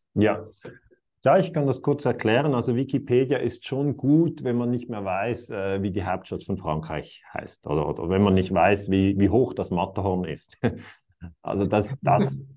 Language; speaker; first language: German; native; German